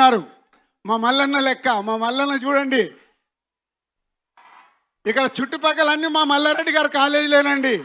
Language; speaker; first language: Telugu; native; Telugu